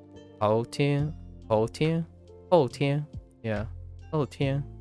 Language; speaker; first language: Chinese; non-native, learner; English